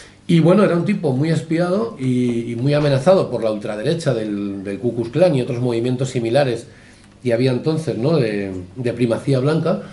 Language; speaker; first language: Spanish; native; Spanish